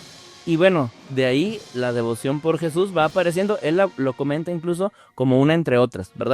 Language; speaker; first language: Spanish; native; Spanish